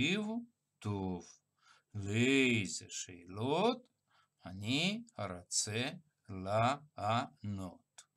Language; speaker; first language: Hebrew; non-native, fluent; Russian